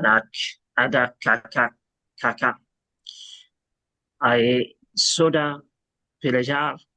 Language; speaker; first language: Indonesian; non-native, learner; Arabic